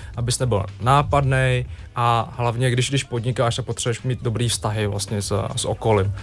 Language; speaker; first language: Czech; early bilingual, other home language; Vietnamese